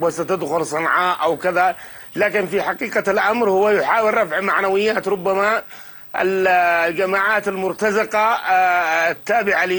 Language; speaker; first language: Arabic; native; Arabic